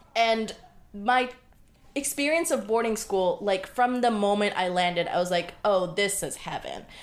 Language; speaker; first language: English; non-native, local second language; Bangla